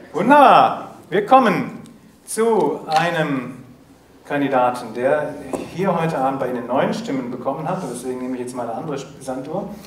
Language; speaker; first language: German; native; German